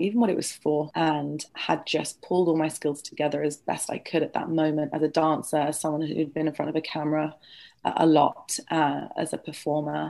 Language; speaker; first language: English; native; English